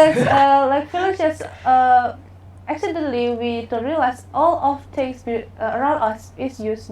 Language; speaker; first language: English; non-native, learner; Indonesian